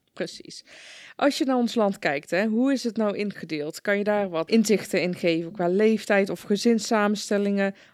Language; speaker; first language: Dutch; early bilingual, other home language; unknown